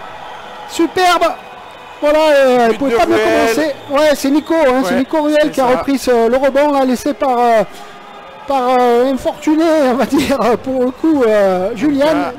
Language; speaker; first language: French; native; French